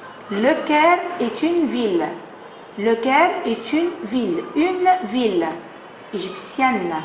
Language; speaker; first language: French; non-native, fluent; Arabic